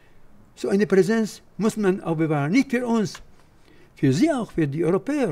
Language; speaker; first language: German; non-native, fluent; Arabic